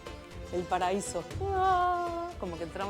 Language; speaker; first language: Spanish; native; Spanish